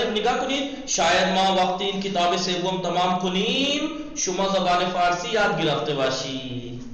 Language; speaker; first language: Persian; non-native, fluent; Urdu